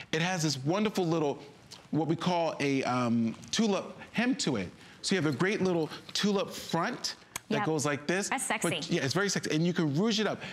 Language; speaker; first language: English; native; English